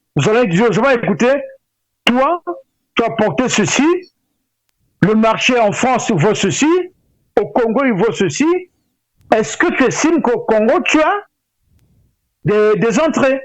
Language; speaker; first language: French; non-native, local second language; Lingala